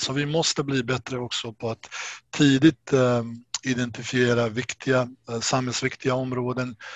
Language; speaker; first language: Swedish; non-native, fluent; Bosnian